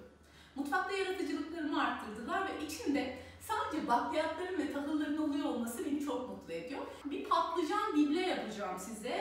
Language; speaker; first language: Turkish; native; Turkish